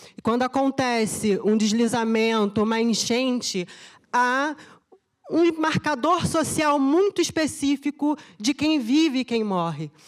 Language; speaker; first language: Portuguese; native; Portuguese